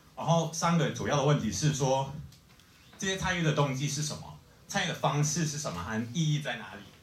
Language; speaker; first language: Chinese; non-native, fluent; English